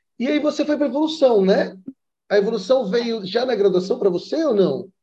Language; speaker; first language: Portuguese; native; Portuguese